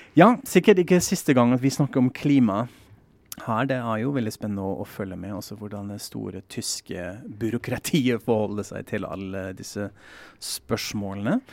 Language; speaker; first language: Norwegian; non-native, fluent; German